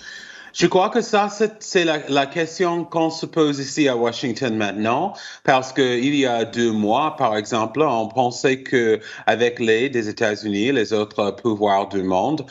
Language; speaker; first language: French; non-native, fluent; English